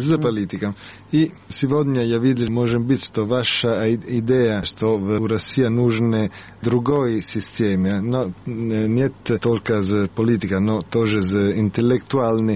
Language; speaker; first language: Russian; non-native, learner; Italian